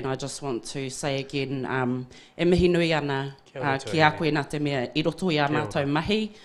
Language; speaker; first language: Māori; non-native, local second language; English